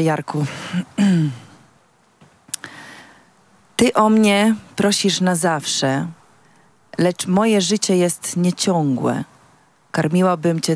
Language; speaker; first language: Polish; non-native, fluent; Italian